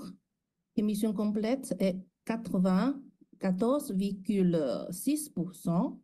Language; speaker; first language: French; non-native, fluent; Chinese